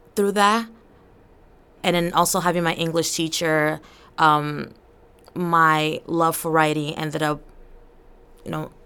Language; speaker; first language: English; early bilingual, other home language; Portuguese